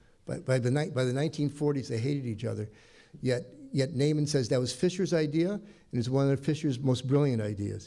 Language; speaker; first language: English; native; English